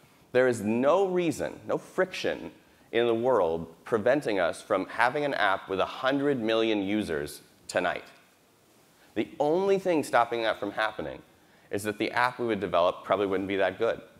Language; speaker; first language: English; native; English